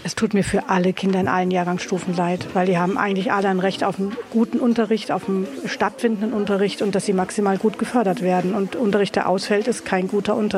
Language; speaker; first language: German; native; German